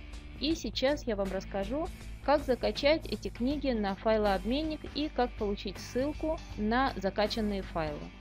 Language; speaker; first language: Russian; native; Russian